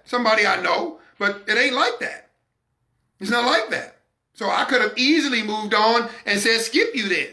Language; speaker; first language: English; native; English